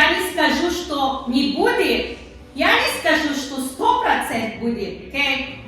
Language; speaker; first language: Russian; non-native, learner; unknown